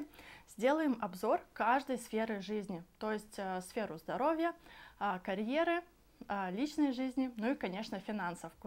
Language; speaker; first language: Russian; native; Russian